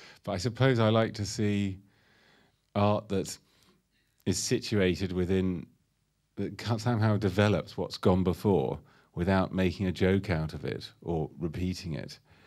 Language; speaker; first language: English; native; English